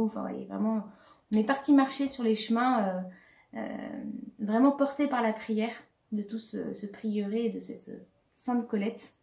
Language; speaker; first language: French; native; French